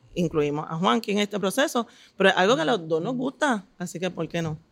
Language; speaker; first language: Spanish; native; Spanish